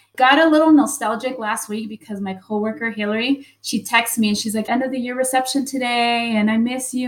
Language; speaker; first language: English; early bilingual, other home language; Spanish